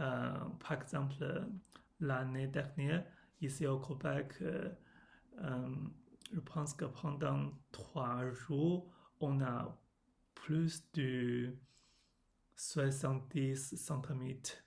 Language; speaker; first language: French; non-native, learner; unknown